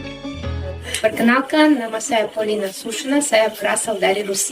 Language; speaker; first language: Indonesian; non-native, fluent; Russian